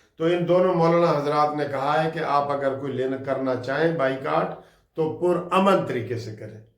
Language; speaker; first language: Urdu; non-native, local second language; Saraiki